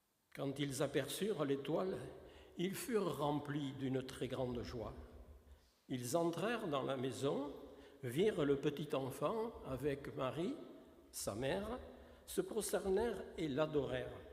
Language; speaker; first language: French; native; French